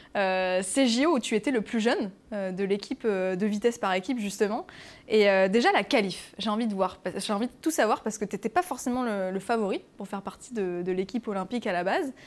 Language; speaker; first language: French; native; French